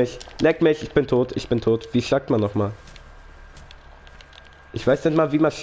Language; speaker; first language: German; native; German